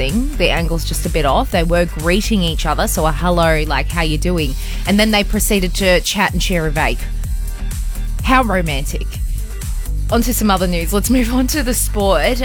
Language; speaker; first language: English; native; English